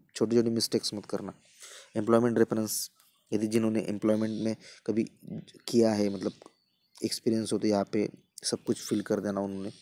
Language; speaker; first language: Hindi; non-native, local second language; Marathi